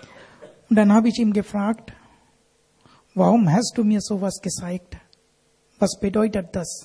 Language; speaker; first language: German; non-native, learner; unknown